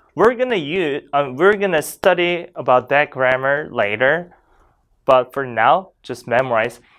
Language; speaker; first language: English; non-native, fluent; Korean